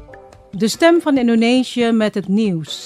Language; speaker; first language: Dutch; non-native, fluent; Indonesian